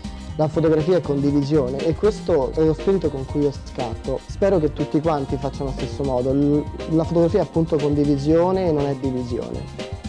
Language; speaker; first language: Italian; native; Italian